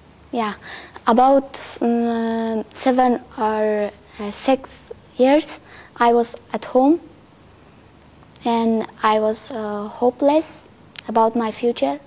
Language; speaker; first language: English; non-native, learner; Persian